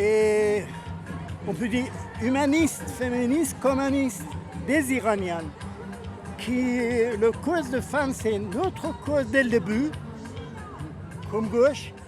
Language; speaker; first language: French; non-native, fluent; Persian